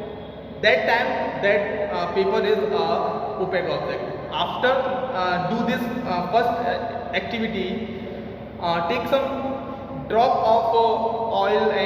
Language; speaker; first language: English; non-native, local second language; Hindi